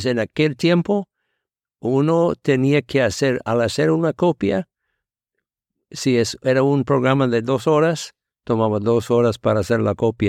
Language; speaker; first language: Spanish; non-native, fluent; English